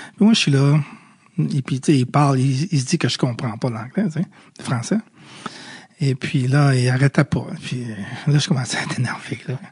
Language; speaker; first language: French; early bilingual, other home language; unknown